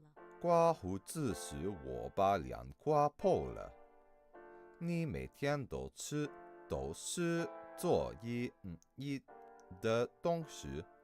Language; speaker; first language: Chinese; non-native, learner; English